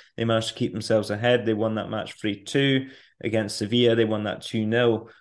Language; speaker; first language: English; native; English